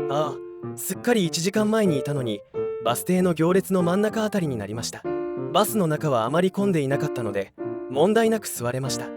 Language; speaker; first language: Japanese; native; Japanese